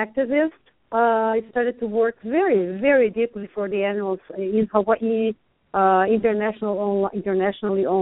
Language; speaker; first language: English; non-native, fluent; Portuguese